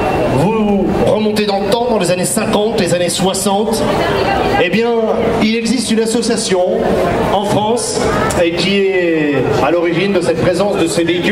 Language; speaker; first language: French; native; French